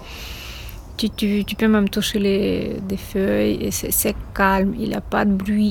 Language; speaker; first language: French; non-native, fluent; Ukrainian